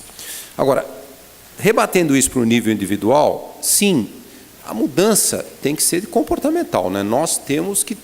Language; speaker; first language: Portuguese; native; Portuguese